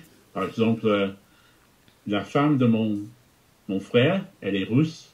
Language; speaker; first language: French; non-native, fluent; English